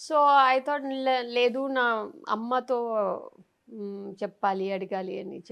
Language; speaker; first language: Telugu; non-native, fluent; Tamil